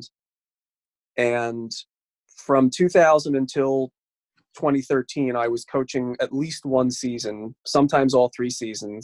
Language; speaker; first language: English; native; English